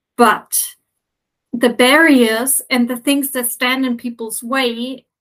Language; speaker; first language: English; non-native, fluent; German